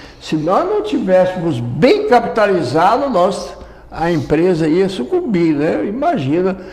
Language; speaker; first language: Portuguese; native; Portuguese